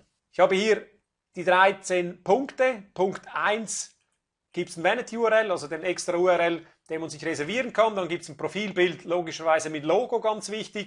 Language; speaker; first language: German; native; German